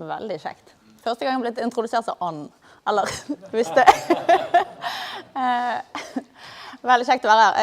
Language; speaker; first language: Norwegian; native; Norwegian